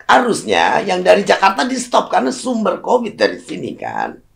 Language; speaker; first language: Indonesian; native; Indonesian